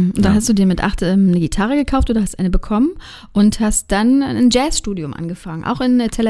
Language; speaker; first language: German; native; German